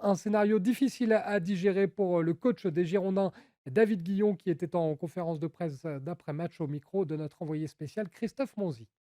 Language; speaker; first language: French; native; French